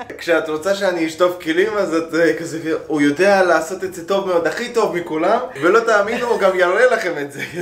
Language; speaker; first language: Hebrew; early bilingual, other home language; Russian